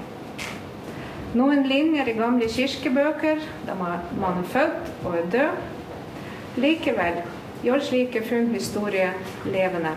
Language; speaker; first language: Norwegian; non-native, fluent; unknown